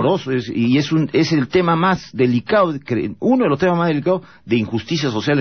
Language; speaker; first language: Spanish; native; Spanish